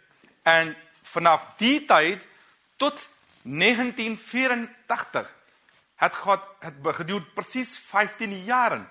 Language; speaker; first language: Dutch; non-native, learner; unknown